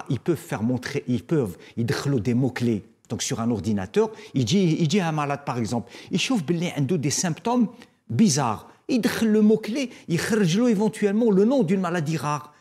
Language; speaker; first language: French; non-native, local second language; Arabic